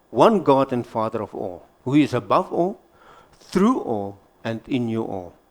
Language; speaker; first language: English; non-native, local second language; Afrikaans